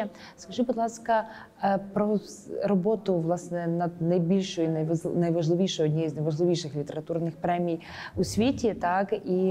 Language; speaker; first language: Ukrainian; native; Ukrainian